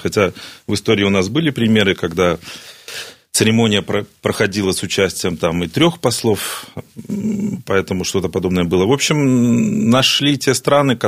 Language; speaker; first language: Russian; native; Russian